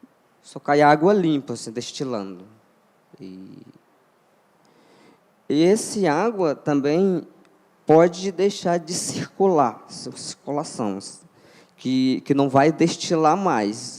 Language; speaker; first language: Portuguese; non-native, local second language; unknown